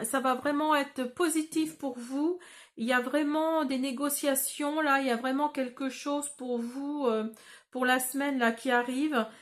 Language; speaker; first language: French; native; French